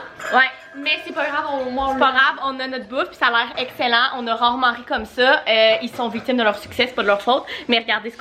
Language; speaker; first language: French; native; French